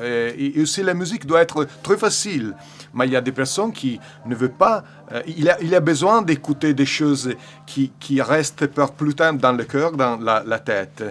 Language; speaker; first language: French; non-native, learner; Italian